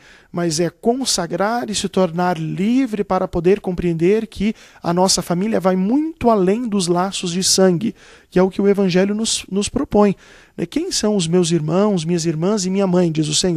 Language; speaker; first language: Portuguese; native; Portuguese